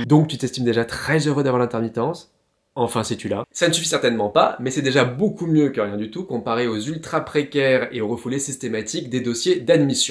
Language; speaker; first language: French; native; French